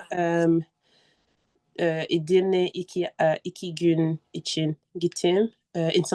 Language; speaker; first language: Turkish; non-native, learner; French